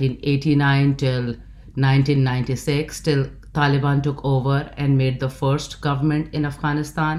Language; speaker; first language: English; non-native, local second language; Urdu